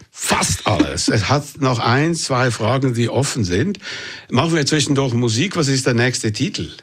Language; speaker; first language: German; native; German